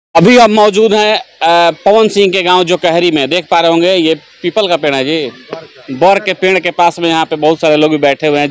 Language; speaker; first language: Hindi; non-native, local second language; Bhojpuri